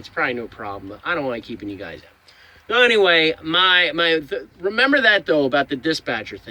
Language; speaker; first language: English; native; English